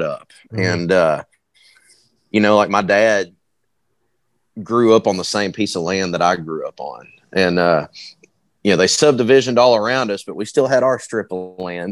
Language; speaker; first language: English; native; English